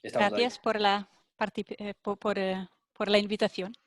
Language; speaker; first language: Spanish; non-native, fluent; German